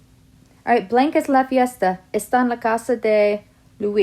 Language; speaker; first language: Spanish; non-native, fluent; English